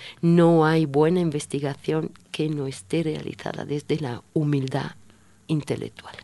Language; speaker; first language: Spanish; non-native, fluent; Italian